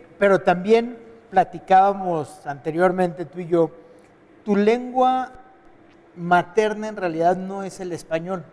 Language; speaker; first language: Spanish; native; Spanish